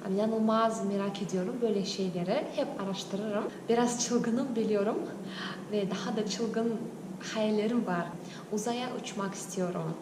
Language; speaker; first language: Turkish; non-native, fluent; Kazakh